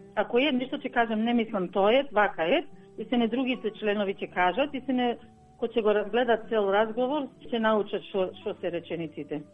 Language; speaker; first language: Macedonian; early bilingual, heritage; Macedonian